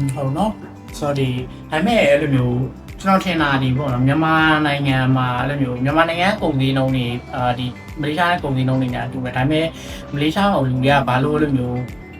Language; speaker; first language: Burmese; native; Burmese